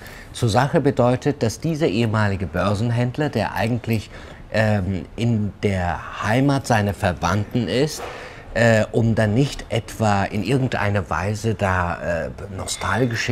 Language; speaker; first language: German; early bilingual, other home language; Turkish